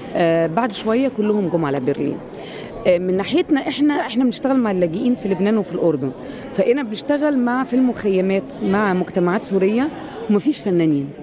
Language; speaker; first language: Arabic; native; Arabic